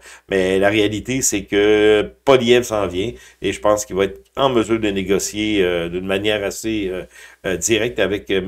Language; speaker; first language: French; native; French